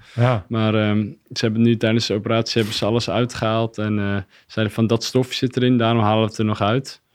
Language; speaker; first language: Dutch; native; Dutch